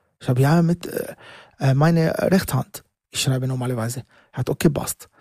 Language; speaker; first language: German; non-native, learner; Arabic